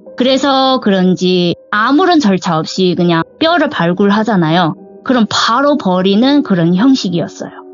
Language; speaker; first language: Korean; non-native, fluent; Chinese